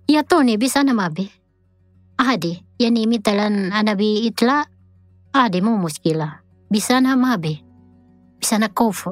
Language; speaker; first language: Arabic; non-native, learner; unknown